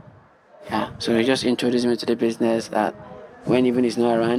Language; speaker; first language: English; non-native, local second language; Igbo